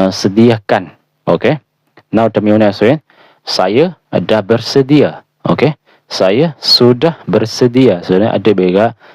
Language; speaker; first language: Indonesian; non-native, fluent; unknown